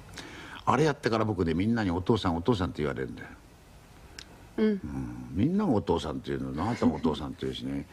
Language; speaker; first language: Japanese; native; Japanese